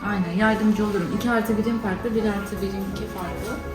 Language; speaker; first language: Turkish; native; Turkish